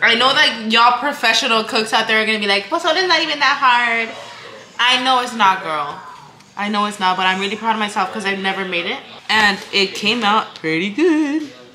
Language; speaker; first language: English; early bilingual, other home language; Spanish